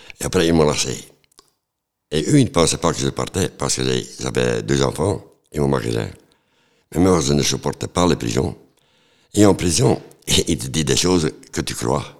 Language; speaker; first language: French; non-native, local second language; Dutch